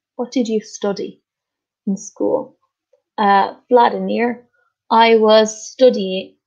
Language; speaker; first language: English; native; English